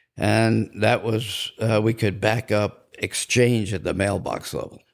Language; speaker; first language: English; native; English